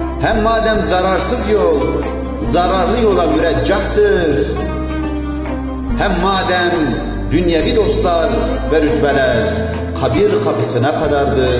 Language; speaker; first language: Turkish; native; Turkish